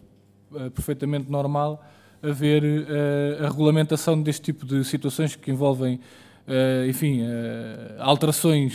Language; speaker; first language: Portuguese; native; Portuguese